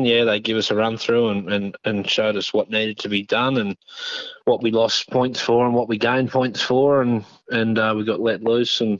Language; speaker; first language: English; native; English